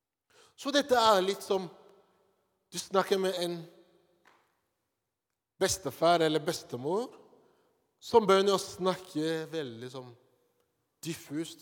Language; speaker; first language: Norwegian; non-native, fluent; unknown